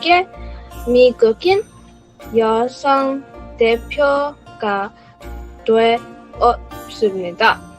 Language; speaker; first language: Korean; non-native, learner; English